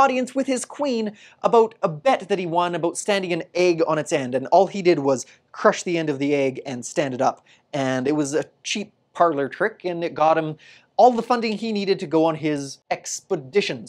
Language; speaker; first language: English; native; English